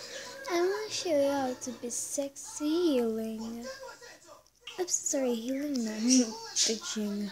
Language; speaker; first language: English; non-native, learner; Spanish